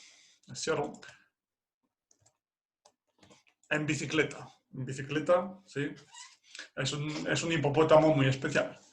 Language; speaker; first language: Spanish; non-native, fluent; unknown